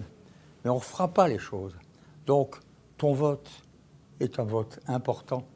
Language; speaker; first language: French; native; French